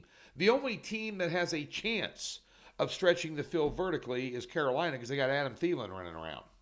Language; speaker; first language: English; native; English